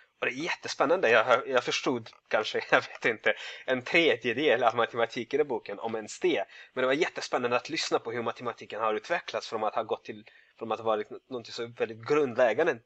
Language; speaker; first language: Swedish; non-native, fluent; Russian